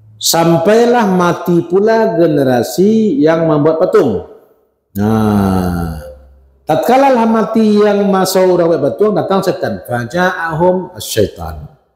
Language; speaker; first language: Malay; non-native, local second language; Minangkabau